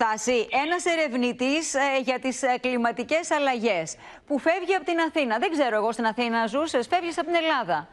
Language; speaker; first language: Greek; native; Greek